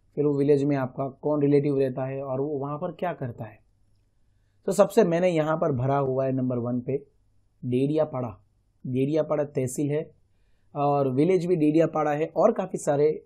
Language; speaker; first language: Hindi; non-native, local second language; Gujarati